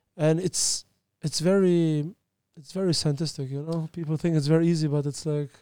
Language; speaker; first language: English; early bilingual, other home language; Albanian